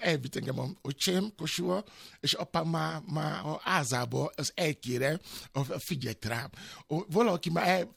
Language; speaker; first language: Hungarian; non-native, learner; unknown